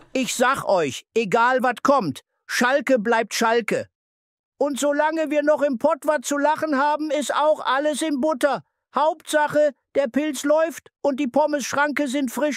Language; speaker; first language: German; native; German